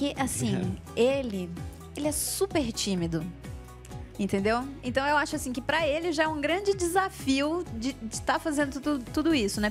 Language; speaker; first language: Portuguese; native; Portuguese